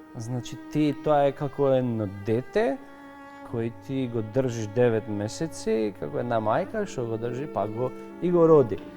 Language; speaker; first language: Macedonian; non-native, local second language; Albanian